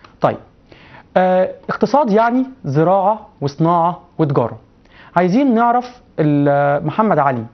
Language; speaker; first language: Arabic; native; Arabic